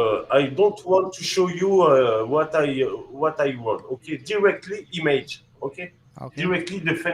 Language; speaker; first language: English; non-native, learner; French